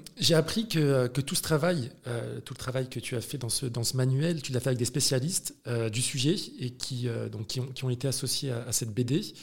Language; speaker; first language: French; early bilingual, other home language; Arabic